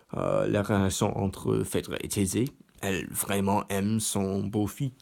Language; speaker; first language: French; non-native, learner; English